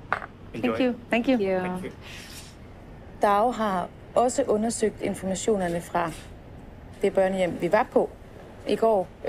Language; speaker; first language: Danish; native; Danish